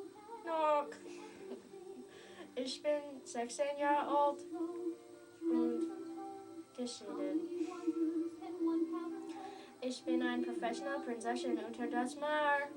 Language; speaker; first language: German; non-native, learner; English